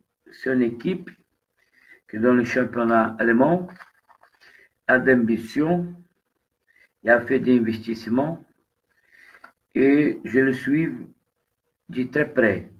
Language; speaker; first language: French; non-native, fluent; Portuguese